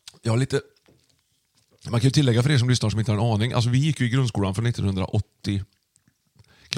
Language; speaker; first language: Swedish; native; Swedish